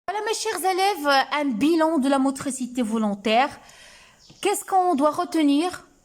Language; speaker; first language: French; non-native, local second language; Arabic